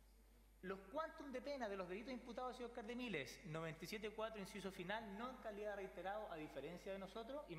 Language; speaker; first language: Spanish; native; Spanish